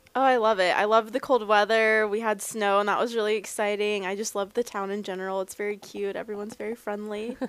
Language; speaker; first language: English; native; English